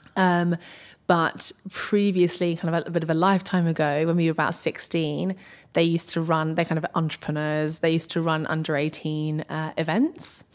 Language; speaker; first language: English; native; English